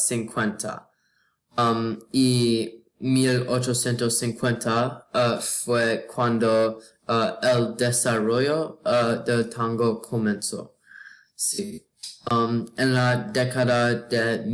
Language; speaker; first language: Spanish; non-native, learner; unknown